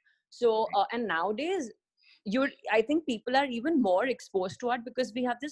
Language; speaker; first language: English; non-native, local second language; Hindi